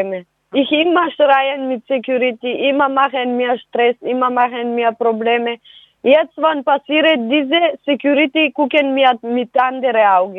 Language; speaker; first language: German; non-native, learner; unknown